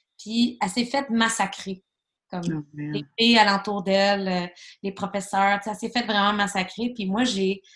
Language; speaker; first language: French; native; French